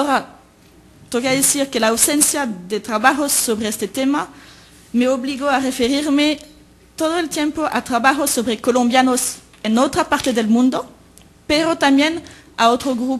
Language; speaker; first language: Spanish; native; Spanish